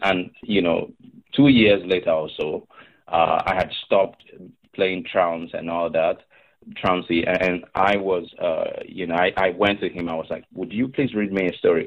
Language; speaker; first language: English; non-native, local second language; Igbo